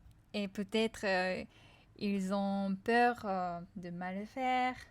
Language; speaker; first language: French; non-native, fluent; Japanese